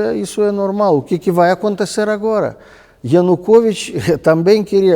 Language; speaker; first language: Portuguese; non-native, fluent; Russian